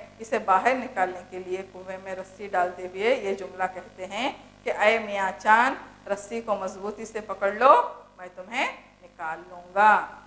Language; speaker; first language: Urdu; native; Urdu